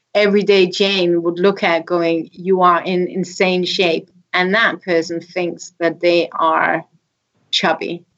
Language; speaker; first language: English; non-native, fluent; Danish